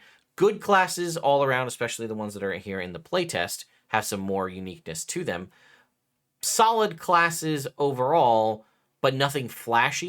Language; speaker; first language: English; native; English